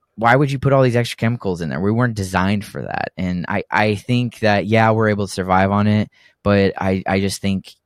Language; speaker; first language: English; native; English